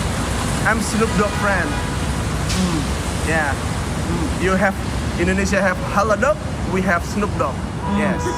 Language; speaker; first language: English; non-native, learner; Indonesian